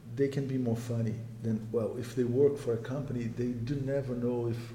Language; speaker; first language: English; non-native, fluent; Portuguese